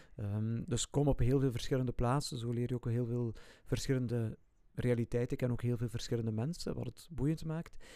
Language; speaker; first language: Dutch; native; Dutch